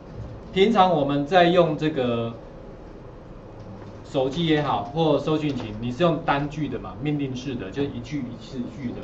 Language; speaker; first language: Chinese; native; Chinese